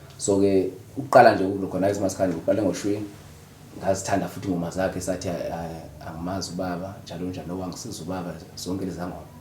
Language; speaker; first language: Zulu; native; Zulu